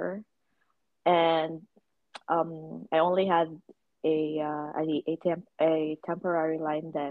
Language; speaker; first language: English; non-native, local second language; Cebuano